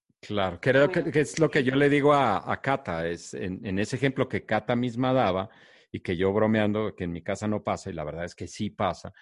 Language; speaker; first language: Spanish; native; Spanish